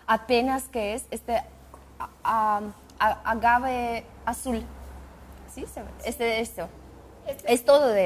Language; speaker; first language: Spanish; non-native, learner; Russian